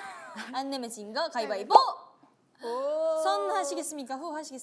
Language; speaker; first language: Korean; native; Korean